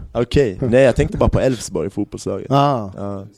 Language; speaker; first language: Swedish; native; Swedish